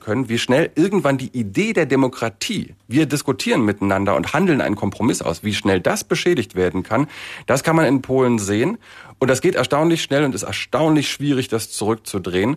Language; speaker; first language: German; native; German